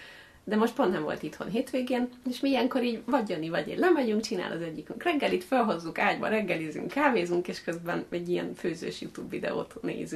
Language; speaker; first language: Hungarian; native; Hungarian